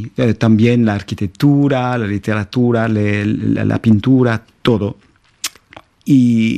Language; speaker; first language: Spanish; non-native, fluent; French